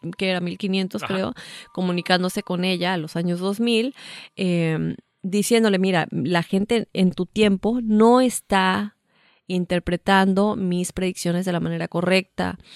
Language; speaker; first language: Spanish; native; Spanish